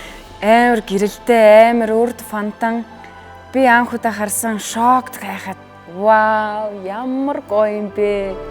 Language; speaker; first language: Mongolian; non-native, learner; Russian